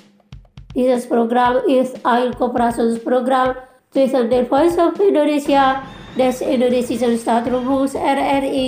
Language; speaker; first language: German; non-native, fluent; Indonesian